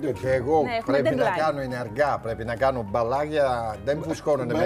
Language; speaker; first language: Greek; non-native, learner; Italian